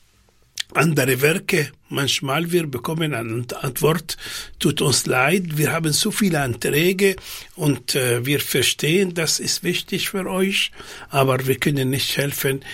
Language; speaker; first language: German; non-native, fluent; Arabic